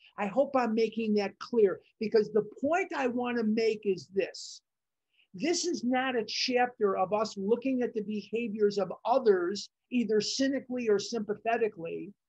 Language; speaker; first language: English; native; English